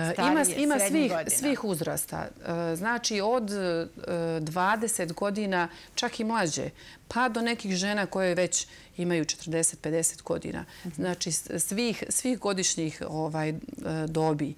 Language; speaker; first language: Serbian; native; Serbian